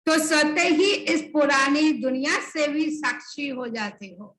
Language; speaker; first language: Hindi; non-native, local second language; Bangla